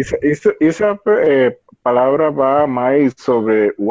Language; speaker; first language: Portuguese; non-native, learner; Spanish